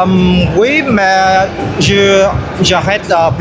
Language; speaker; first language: French; non-native, learner; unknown